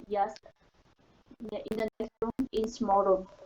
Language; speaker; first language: English; non-native, learner; Vietnamese